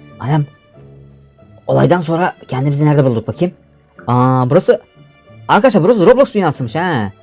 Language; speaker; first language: Turkish; native; Turkish